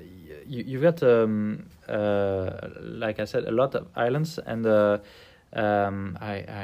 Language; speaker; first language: English; non-native, fluent; French